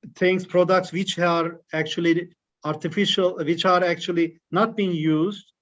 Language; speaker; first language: English; non-native, fluent; Turkish